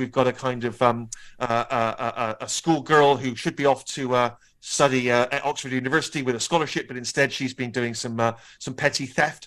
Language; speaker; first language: English; native; English